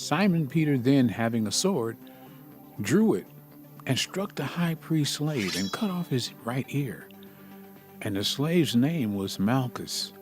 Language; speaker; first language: English; native; English